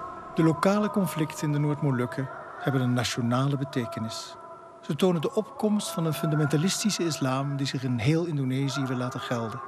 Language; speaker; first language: Dutch; native; Dutch